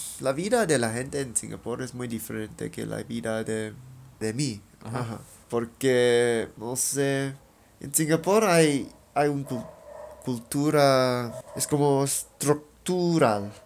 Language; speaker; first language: Spanish; non-native, learner; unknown